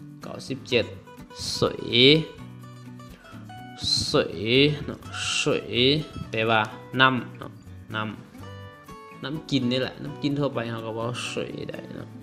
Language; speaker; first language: Chinese; non-native, fluent; Lao